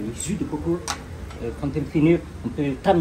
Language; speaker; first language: French; non-native, local second language; Malagasy